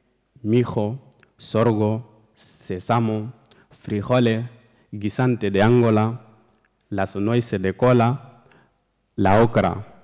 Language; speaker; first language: Spanish; non-native, learner; Fula